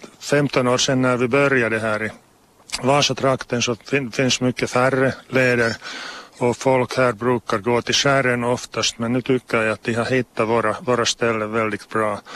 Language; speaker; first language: Swedish; non-native, local second language; Finnish